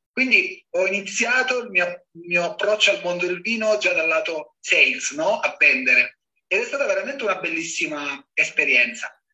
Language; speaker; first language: Italian; native; Italian